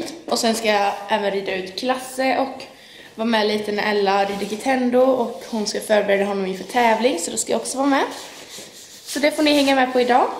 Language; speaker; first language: Swedish; native; Swedish